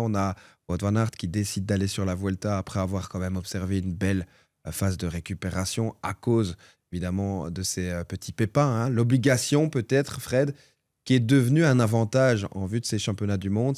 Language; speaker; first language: French; native; French